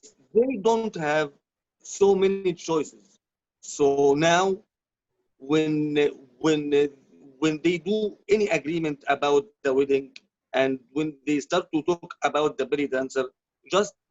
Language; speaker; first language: English; non-native, learner; Arabic